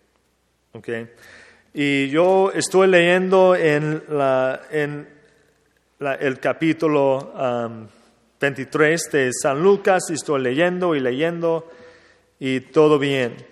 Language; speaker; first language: Spanish; non-native, fluent; English